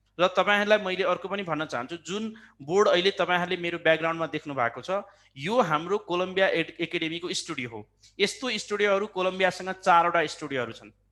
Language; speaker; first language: Nepali; native; Nepali